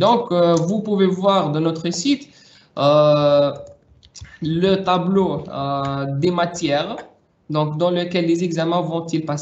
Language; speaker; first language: French; non-native, local second language; Arabic